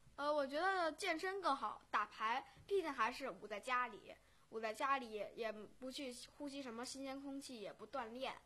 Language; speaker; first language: Chinese; native; Chinese